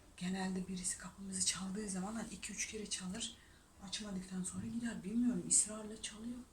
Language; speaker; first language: Turkish; non-native, fluent; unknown